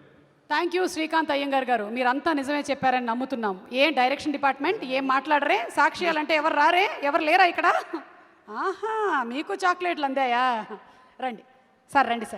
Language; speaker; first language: Telugu; native; Telugu